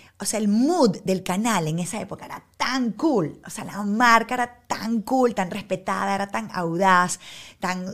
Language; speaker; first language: Spanish; native; Spanish